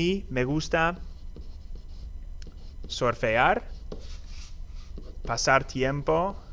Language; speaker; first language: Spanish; non-native, fluent; English